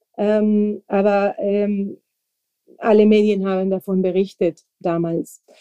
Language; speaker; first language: German; non-native, fluent; Spanish